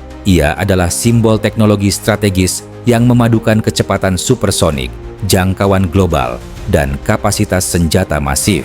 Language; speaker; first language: Indonesian; native; Indonesian